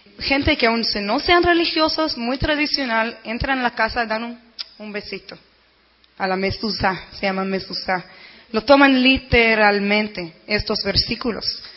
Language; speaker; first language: Spanish; non-native, fluent; Hebrew